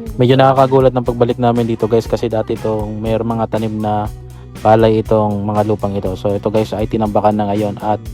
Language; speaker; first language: Filipino; non-native, local second language; Bikol